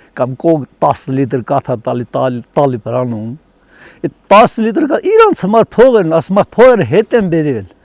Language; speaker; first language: Armenian; native; Armenian